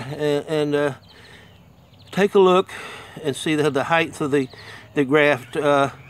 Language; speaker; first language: English; native; English